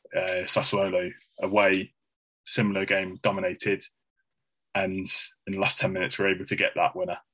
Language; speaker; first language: English; native; English